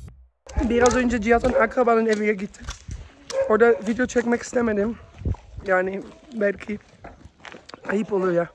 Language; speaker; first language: Turkish; early bilingual, heritage; Turkish